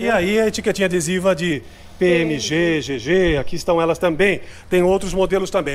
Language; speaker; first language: Portuguese; native; Portuguese